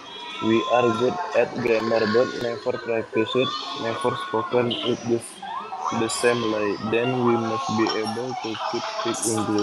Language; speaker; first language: English; non-native, learner; Indonesian